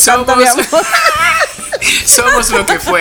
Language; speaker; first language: Spanish; native; Spanish